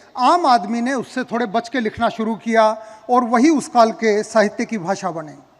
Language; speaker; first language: Hindi; native; Hindi